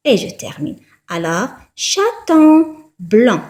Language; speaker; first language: French; non-native, local second language; Arabic